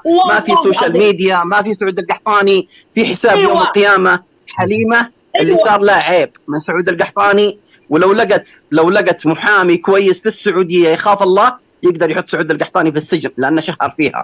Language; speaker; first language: Arabic; native; Arabic